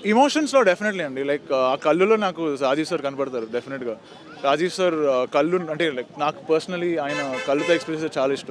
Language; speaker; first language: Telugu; native; Telugu